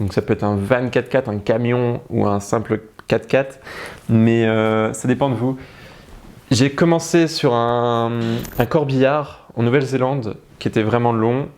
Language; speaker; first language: French; native; French